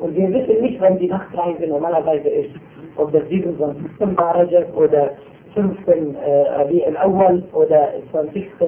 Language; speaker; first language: German; non-native, fluent; Arabic